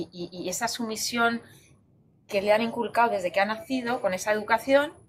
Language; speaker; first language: Spanish; native; Spanish